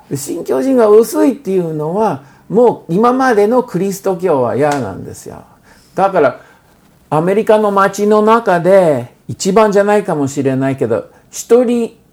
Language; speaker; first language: Japanese; non-native, fluent; English